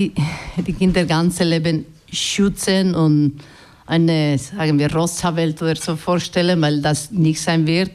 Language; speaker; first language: German; non-native, fluent; Basque